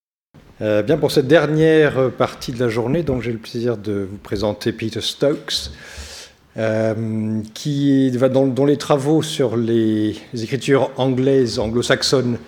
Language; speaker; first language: French; native; French